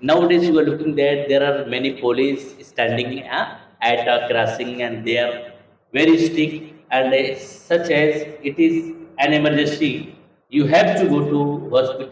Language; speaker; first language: English; non-native, fluent; Hindi